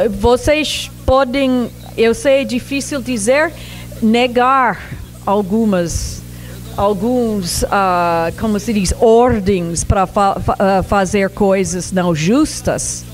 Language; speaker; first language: Portuguese; non-native, fluent; English